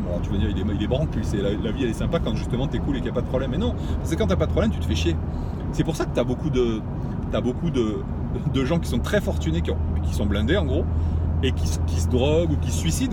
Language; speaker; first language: French; native; French